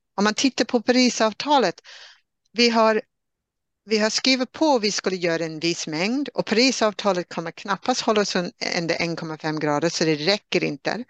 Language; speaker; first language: Swedish; non-native, fluent; English